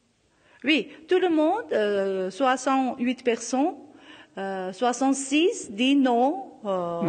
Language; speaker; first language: French; non-native, local second language; Armenian